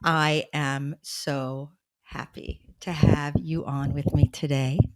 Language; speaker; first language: English; native; English